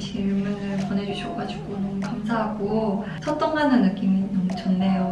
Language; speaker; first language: Korean; non-native, fluent; Japanese